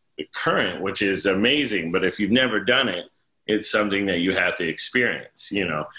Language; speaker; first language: English; native; English